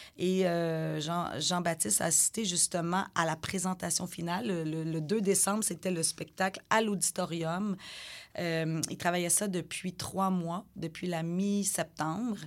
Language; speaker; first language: French; native; French